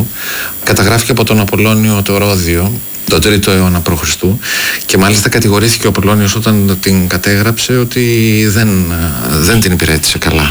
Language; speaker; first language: Greek; native; Greek